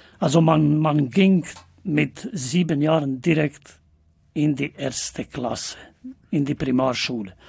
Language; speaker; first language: German; non-native, fluent; Albanian